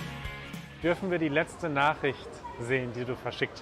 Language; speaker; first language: German; native; German